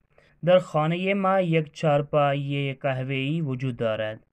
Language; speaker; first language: Persian; non-native, fluent; Urdu